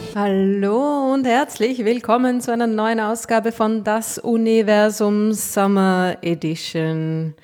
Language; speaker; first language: German; native; German